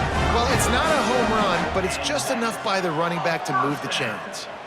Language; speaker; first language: English; native; English